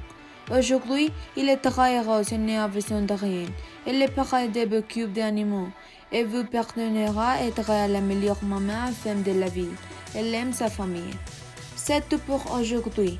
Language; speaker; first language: French; non-native, learner; Spanish